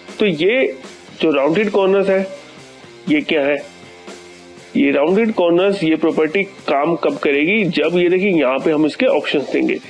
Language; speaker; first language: Hindi; native; Hindi